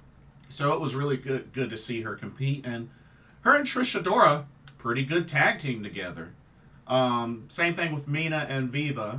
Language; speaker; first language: English; native; English